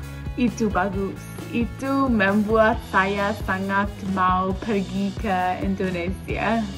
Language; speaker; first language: Indonesian; non-native, learner; English